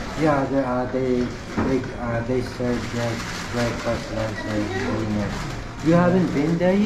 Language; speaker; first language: English; non-native, local second language; Filipino